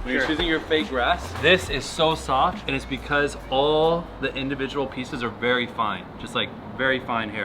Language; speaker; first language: English; native; English